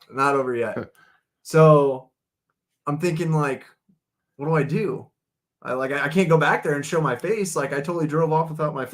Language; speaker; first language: English; native; English